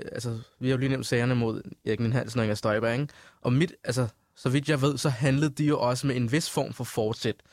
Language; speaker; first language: Danish; early bilingual, other home language; Somali